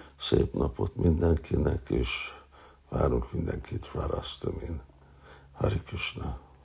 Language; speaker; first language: Hungarian; early bilingual, heritage; Hungarian